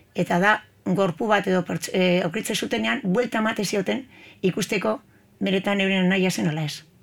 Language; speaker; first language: Basque; native; Basque